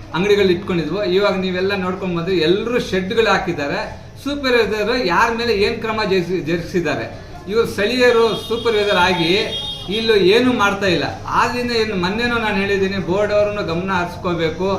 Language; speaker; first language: Kannada; non-native, local second language; Urdu